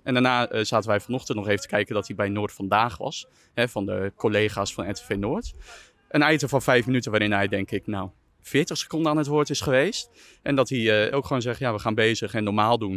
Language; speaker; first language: Dutch; native; Dutch